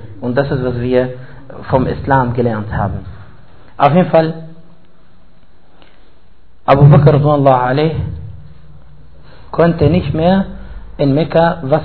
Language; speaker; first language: German; non-native, fluent; Arabic